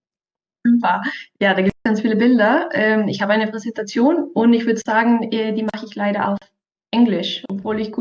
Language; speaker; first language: German; non-native, fluent; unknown